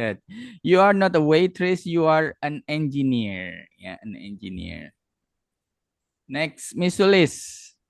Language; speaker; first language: English; non-native, fluent; Indonesian